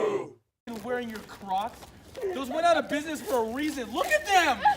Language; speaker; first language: English; native; English